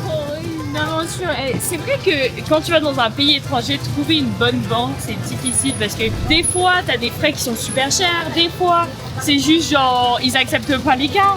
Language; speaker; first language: French; native; French